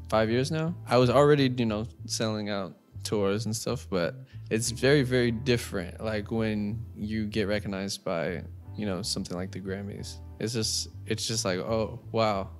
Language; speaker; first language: English; native; English